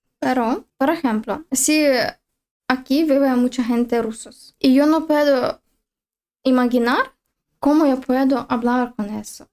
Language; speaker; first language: Spanish; non-native, learner; Ukrainian